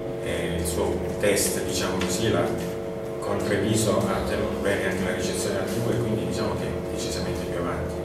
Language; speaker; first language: Italian; native; Italian